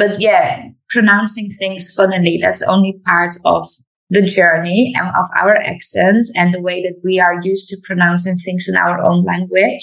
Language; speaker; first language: English; non-native, fluent; Dutch